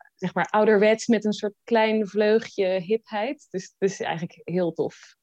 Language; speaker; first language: Dutch; native; Dutch